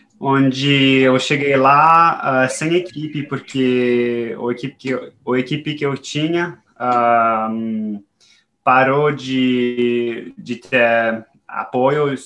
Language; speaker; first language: Portuguese; non-native, fluent; French